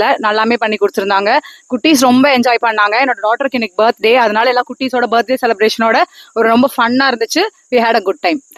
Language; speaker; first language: Tamil; native; Tamil